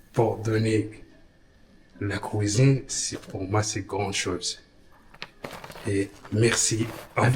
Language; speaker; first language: French; non-native, learner; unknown